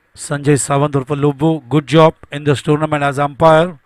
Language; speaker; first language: Hindi; non-native, local second language; Marathi